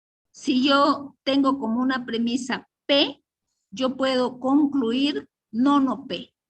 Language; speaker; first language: Spanish; native; Spanish